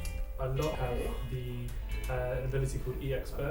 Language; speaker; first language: English; native; English